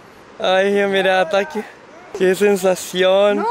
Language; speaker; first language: Spanish; non-native, learner; Thai